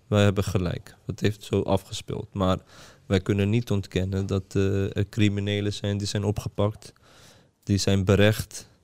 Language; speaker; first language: Dutch; early bilingual, other home language; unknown